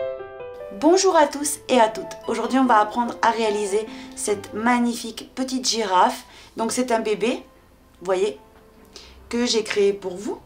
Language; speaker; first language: French; native; French